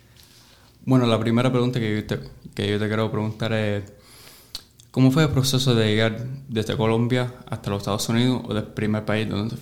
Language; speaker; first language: Spanish; early bilingual, heritage; English